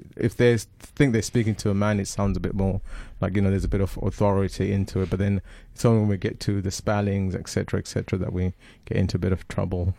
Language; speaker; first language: English; non-native, local second language; Shona